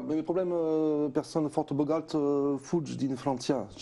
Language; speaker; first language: Romanian; non-native, learner; French